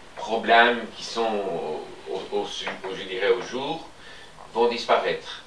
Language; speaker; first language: French; non-native, fluent; Turkish